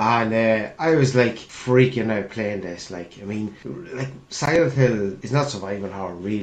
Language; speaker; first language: English; native; English